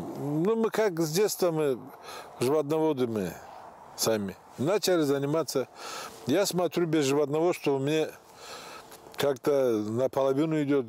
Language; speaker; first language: Russian; non-native, local second language; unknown